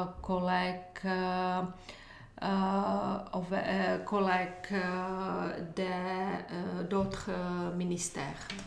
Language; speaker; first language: French; non-native, learner; Czech